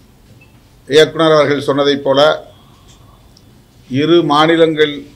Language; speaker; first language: Tamil; native; Tamil